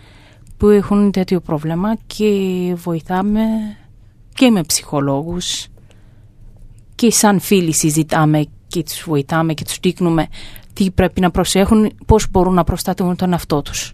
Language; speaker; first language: Greek; non-native, fluent; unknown